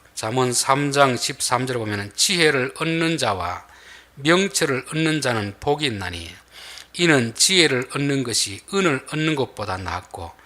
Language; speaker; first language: Korean; native; Korean